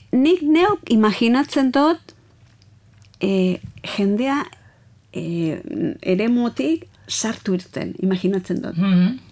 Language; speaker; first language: Basque; native; Basque